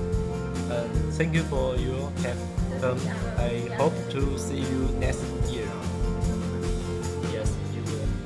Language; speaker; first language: English; non-native, learner; Chinese